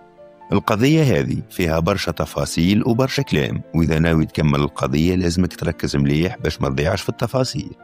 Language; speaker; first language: Arabic; native; Arabic